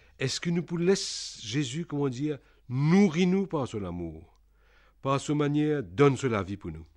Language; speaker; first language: French; non-native, local second language; Réunion Creole French